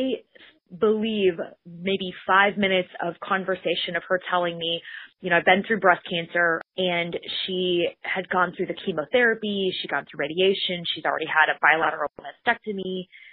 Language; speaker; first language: English; native; English